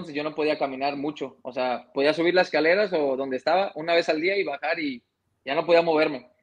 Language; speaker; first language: Spanish; early bilingual, heritage; Spanish